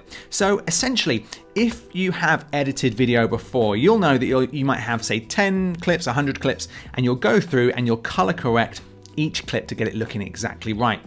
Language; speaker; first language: English; native; English